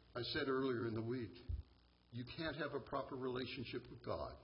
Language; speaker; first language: English; native; English